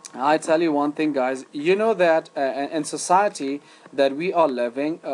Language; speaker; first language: English; non-native, fluent; Persian